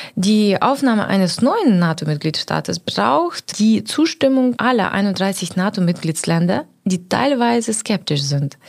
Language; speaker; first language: German; non-native, fluent; Ukrainian